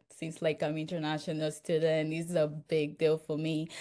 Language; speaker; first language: English; non-native, fluent; Portuguese